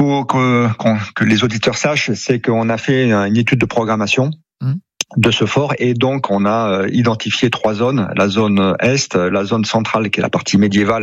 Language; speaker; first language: French; native; French